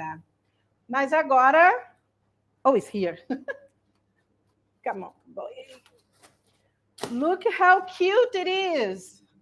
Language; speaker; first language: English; non-native, learner; Portuguese